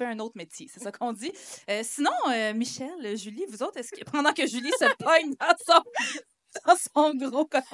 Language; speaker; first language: French; native; French